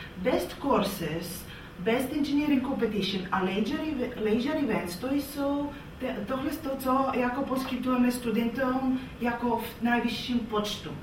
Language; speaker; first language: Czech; non-native, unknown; Bulgarian